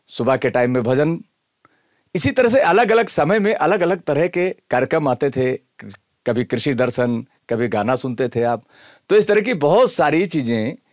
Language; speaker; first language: Hindi; native; Hindi